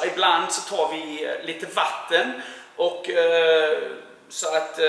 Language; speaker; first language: Swedish; native; Swedish